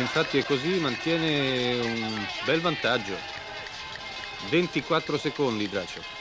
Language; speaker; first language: Italian; native; Italian